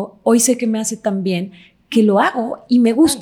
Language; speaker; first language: Spanish; native; Spanish